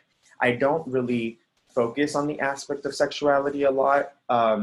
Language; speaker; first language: English; early bilingual, other home language; Spanish